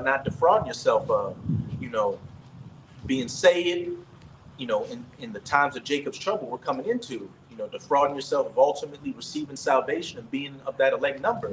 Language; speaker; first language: English; native; English